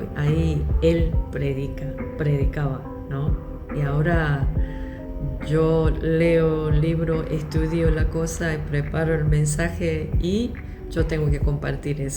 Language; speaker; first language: Spanish; non-native, local second language; Korean